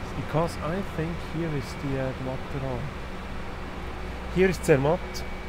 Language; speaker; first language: English; non-native, fluent; German